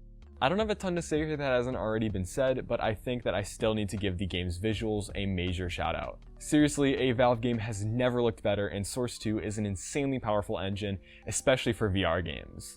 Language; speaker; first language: English; native; English